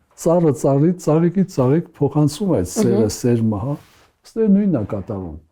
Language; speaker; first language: Armenian; early bilingual, heritage; Armenian